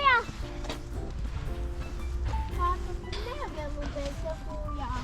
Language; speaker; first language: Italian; early bilingual, other home language; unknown